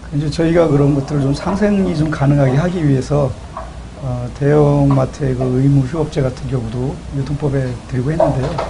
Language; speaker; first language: Korean; native; Korean